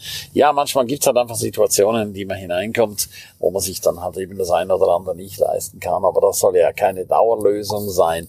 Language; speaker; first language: German; native; German